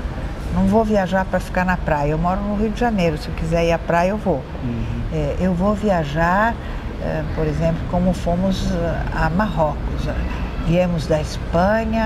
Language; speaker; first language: Portuguese; early bilingual, other home language; Italian